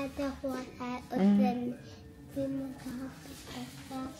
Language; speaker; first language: Swedish; early bilingual, other home language; Mongolian